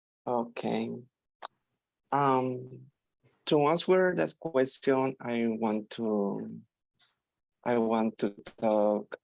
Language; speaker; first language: English; non-native, learner; Spanish